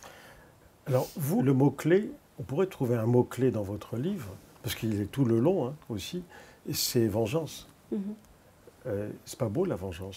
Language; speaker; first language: French; native; French